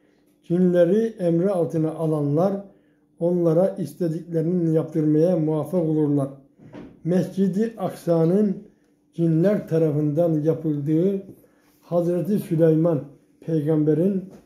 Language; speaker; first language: Turkish; native; Turkish